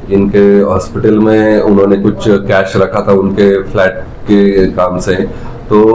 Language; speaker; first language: Hindi; non-native, local second language; Marathi